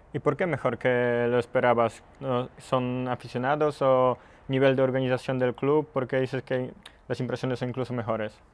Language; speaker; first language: Spanish; non-native, fluent; Polish